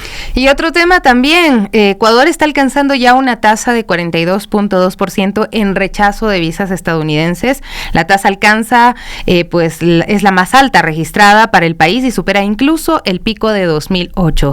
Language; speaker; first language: Spanish; native; Spanish